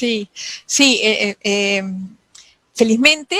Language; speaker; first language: Spanish; native; Spanish